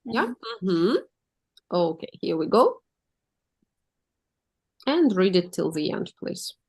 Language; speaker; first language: English; non-native, fluent; Russian